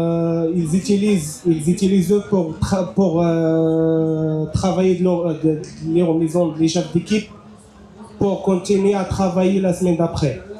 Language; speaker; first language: French; non-native, learner; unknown